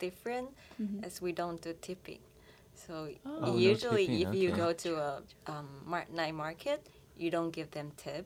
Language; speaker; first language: English; non-native, fluent; Chinese